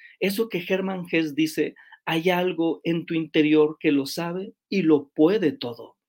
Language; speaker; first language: Spanish; native; Spanish